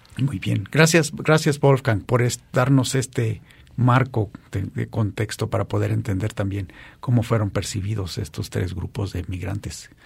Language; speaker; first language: Spanish; native; Spanish